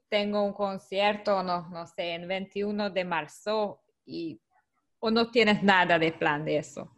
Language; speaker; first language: Spanish; non-native, learner; Hungarian